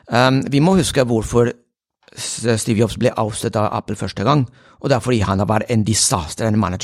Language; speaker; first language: Norwegian; non-native, fluent; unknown